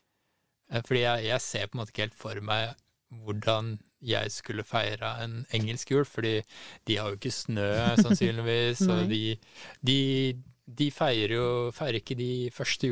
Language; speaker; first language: Norwegian; native; Norwegian